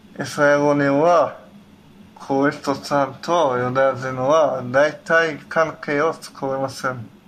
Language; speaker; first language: Japanese; non-native, learner; Hebrew